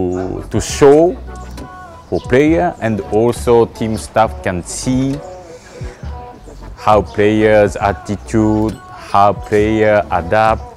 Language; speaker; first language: English; non-native, learner; Japanese